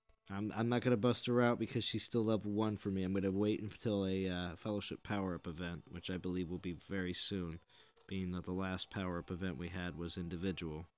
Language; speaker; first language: English; native; English